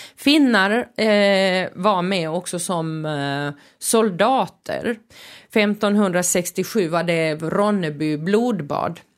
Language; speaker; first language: Swedish; non-native, local second language; Finnish